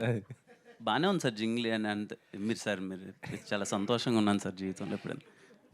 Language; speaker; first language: Telugu; native; Telugu